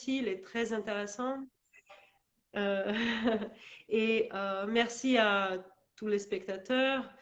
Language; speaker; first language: French; non-native, learner; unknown